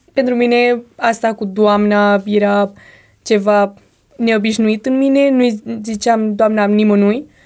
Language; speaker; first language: Romanian; early bilingual, heritage; Romanian